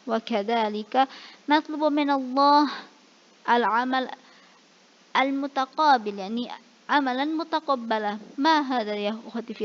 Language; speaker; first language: Arabic; non-native, fluent; Indonesian